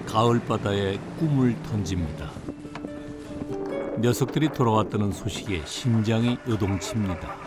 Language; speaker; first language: Korean; native; Korean